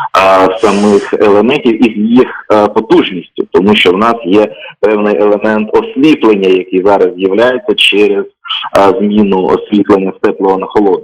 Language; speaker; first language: Ukrainian; native; Ukrainian